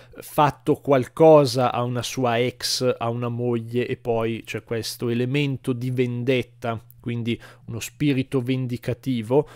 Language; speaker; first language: Italian; native; Italian